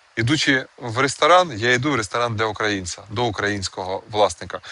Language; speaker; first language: Ukrainian; non-native, local second language; Russian